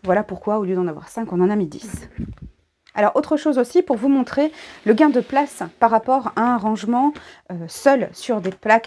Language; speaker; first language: French; native; French